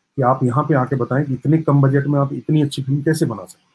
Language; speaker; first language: Hindi; native; Hindi